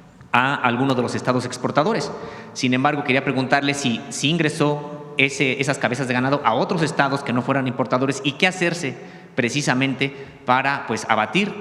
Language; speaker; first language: Spanish; native; Spanish